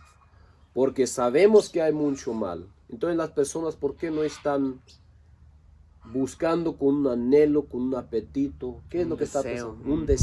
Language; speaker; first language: Spanish; non-native, local second language; Low German